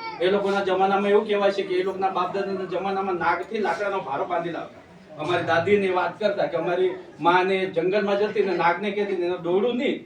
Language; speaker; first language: Gujarati; non-native, local second language; Vasavi